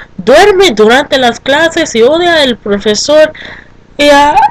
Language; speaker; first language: Spanish; non-native, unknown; English